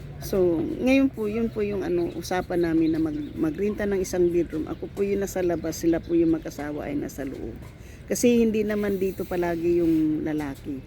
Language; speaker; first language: Filipino; non-native, local second language; Cebuano